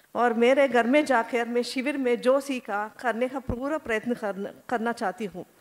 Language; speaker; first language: Hindi; non-native, local second language; Telugu